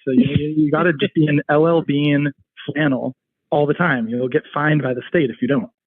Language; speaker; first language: English; native; English